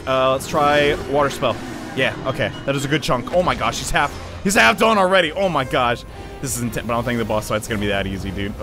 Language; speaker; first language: English; native; English